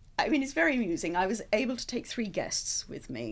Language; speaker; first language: English; native; English